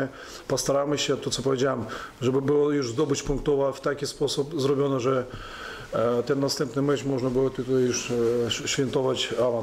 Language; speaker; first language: Polish; non-native, fluent; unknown